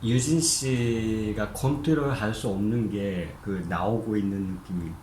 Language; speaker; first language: Korean; non-native, fluent; Japanese